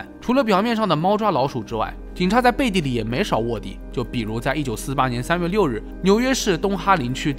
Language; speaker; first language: Chinese; native; Chinese